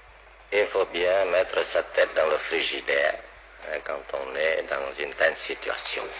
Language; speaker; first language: French; non-native, local second language; Vietnamese